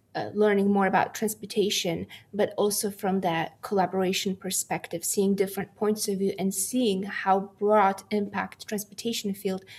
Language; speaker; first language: English; non-native, fluent; Polish